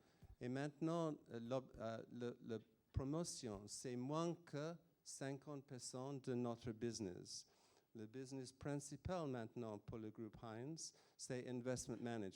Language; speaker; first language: French; non-native, fluent; English